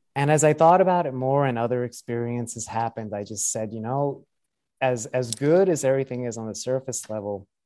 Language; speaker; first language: English; early bilingual, other home language; Spanish